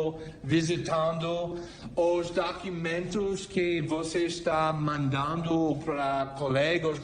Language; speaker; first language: Portuguese; non-native, fluent; English